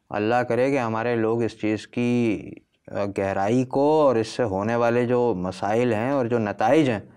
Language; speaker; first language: Urdu; native; Urdu